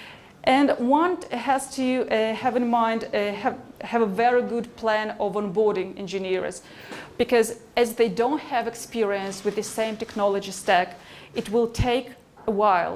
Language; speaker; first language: English; non-native, fluent; Hebrew